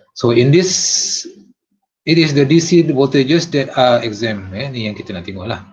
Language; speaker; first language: English; non-native, local second language; Malay